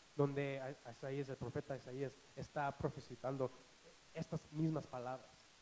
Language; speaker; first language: Spanish; non-native, fluent; English